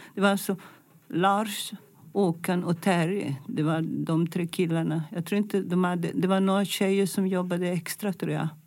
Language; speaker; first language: Swedish; non-native, fluent; Italian